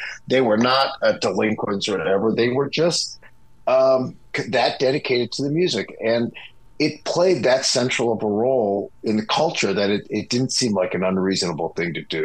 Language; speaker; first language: English; native; English